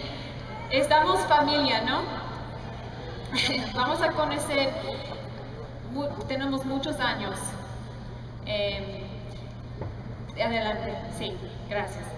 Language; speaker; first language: Spanish; non-native, learner; English